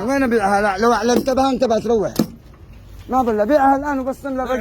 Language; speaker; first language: Arabic; native; Arabic